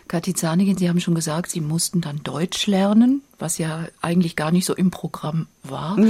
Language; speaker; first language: German; native; German